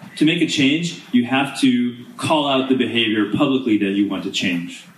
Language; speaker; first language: English; non-native, fluent; German